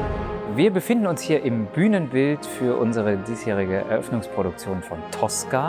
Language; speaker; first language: German; native; German